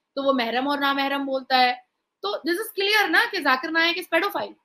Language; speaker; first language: Hindi; native; Hindi